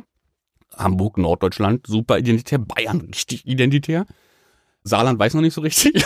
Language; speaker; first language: German; native; German